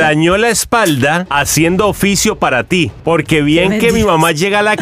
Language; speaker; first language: Spanish; native; Spanish